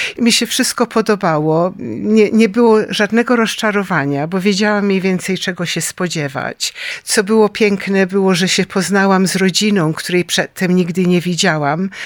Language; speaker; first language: Polish; early bilingual, heritage; Polish